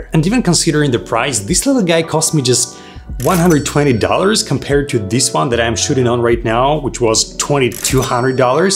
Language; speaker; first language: English; non-native, fluent; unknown